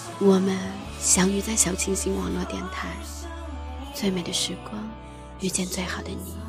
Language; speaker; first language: Chinese; native; Chinese